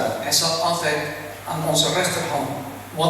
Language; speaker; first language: Dutch; early bilingual, other home language; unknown